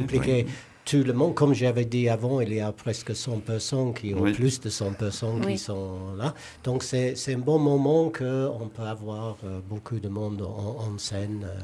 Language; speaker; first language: French; non-native, learner; English